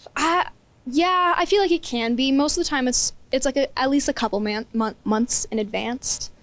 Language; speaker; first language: English; native; English